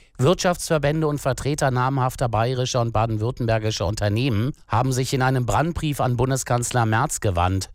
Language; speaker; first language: German; native; German